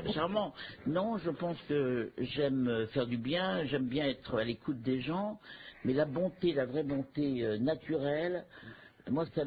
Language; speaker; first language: French; native; French